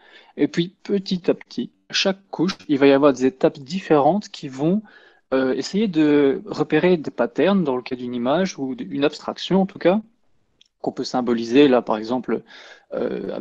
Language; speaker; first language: French; native; French